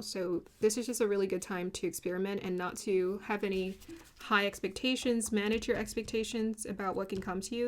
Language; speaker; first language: English; native; English